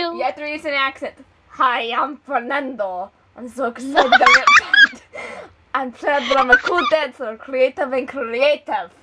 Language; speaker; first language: English; native; English